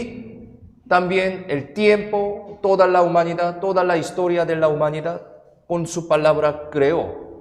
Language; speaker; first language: Spanish; non-native, fluent; Korean